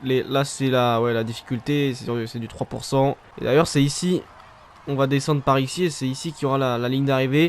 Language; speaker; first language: French; native; French